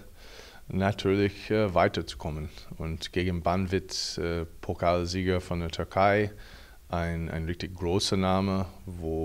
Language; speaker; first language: German; non-native, fluent; English